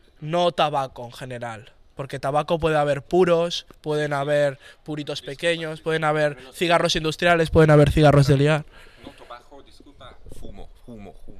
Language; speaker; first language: Spanish; native; Spanish